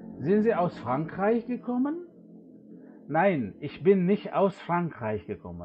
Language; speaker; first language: German; non-native, fluent; Indonesian